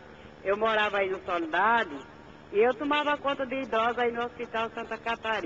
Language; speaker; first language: Portuguese; native; Portuguese